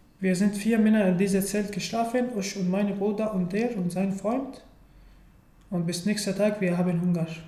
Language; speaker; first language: German; non-native, learner; Arabic